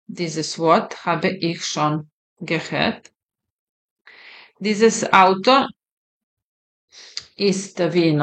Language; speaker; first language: German; non-native, fluent; Serbian